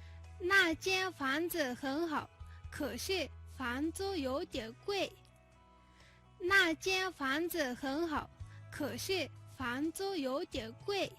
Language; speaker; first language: Chinese; non-native, fluent; Mongolian